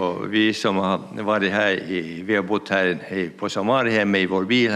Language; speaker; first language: Swedish; native; Swedish